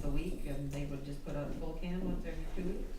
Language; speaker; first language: English; native; English